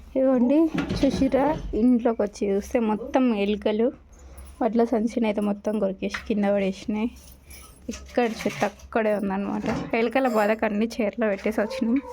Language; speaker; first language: Telugu; native; Telugu